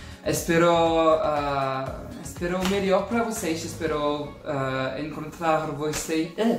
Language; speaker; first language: Portuguese; non-native, learner; French